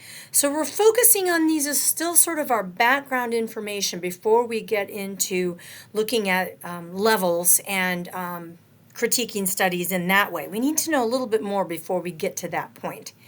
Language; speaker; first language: English; native; English